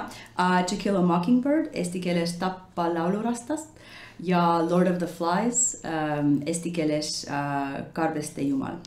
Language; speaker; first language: Estonian; non-native, learner; English